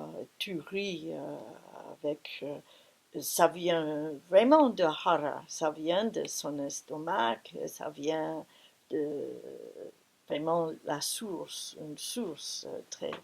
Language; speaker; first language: French; non-native, fluent; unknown